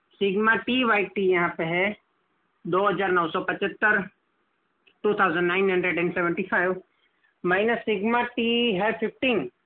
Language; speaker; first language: Hindi; non-native, local second language; Gujarati